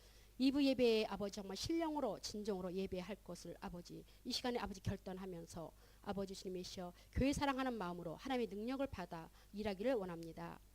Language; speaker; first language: Korean; native; Korean